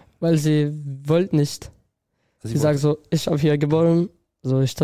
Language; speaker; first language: German; non-native, learner; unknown